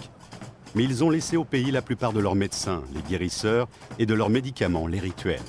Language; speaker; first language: French; native; French